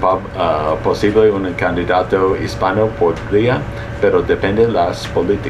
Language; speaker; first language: Spanish; early bilingual, heritage; Spanish